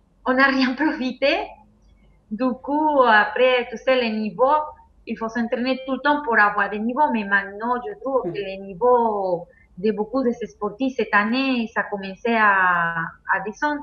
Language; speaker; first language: French; non-native, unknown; Spanish